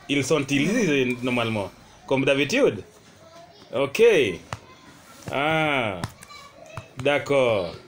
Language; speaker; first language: French; non-native, learner; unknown